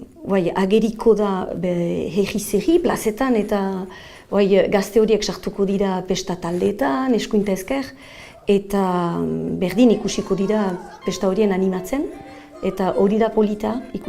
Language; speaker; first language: Basque; native; Basque